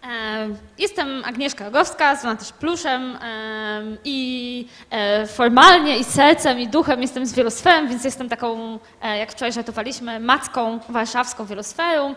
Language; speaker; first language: Polish; native; Polish